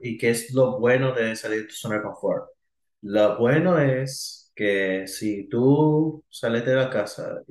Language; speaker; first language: Spanish; early bilingual, heritage; Spanish